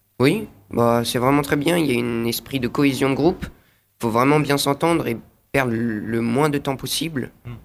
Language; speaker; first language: French; native; French